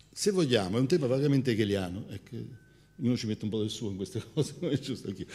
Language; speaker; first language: Italian; native; Italian